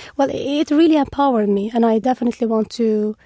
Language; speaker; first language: English; non-native, fluent; Turkish